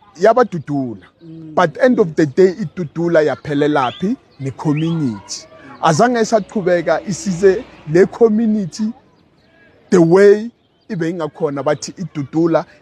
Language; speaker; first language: Zulu; non-native, local second language; Southern Sotho